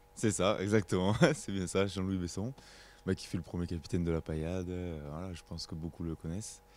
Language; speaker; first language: French; native; French